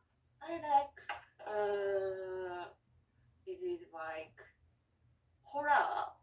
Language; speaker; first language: English; non-native, learner; Japanese